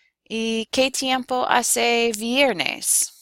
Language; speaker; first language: Spanish; non-native, fluent; English